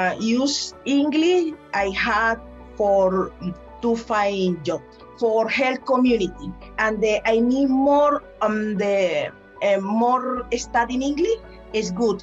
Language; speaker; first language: English; non-native, learner; Spanish